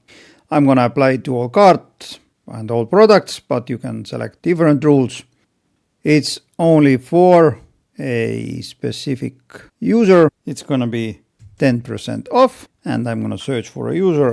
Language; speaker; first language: English; non-native, fluent; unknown